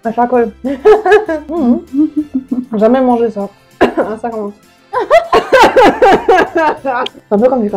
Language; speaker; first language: French; native; French